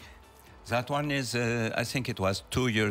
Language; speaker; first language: English; non-native, learner; French